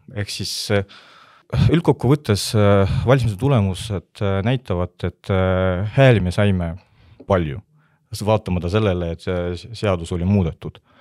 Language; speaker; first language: Estonian; non-native, local second language; Russian